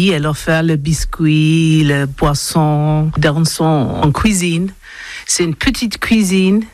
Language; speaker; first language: French; non-native, learner; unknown